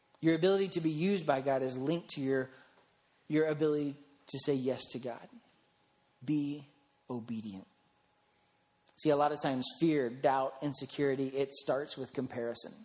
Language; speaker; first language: English; native; English